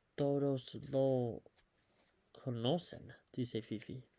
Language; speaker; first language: Spanish; non-native, learner; English